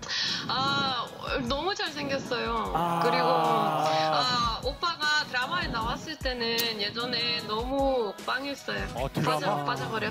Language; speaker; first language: Korean; non-native, learner; Spanish